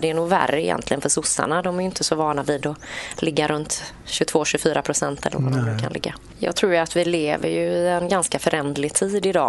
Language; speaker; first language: Swedish; native; Swedish